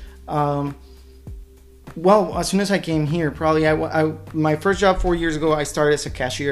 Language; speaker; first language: English; non-native, fluent; Spanish